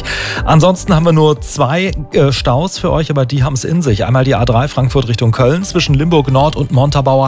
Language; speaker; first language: German; native; German